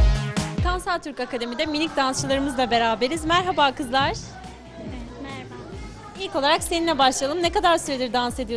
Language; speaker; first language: Turkish; native; Turkish